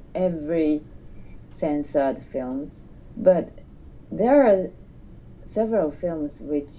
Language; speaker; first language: English; non-native, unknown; Japanese